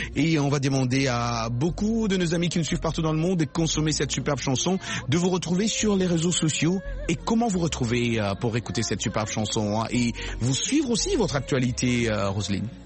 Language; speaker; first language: French; non-native, local second language; Lingala